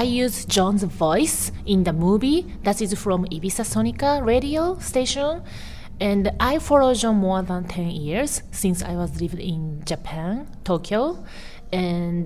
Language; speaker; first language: English; non-native, learner; Japanese